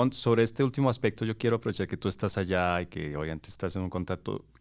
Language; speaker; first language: Spanish; native; Spanish